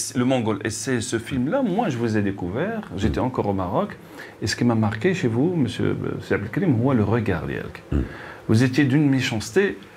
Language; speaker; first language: French; non-native, local second language; Arabic